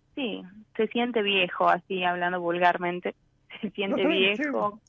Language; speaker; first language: Spanish; native; Spanish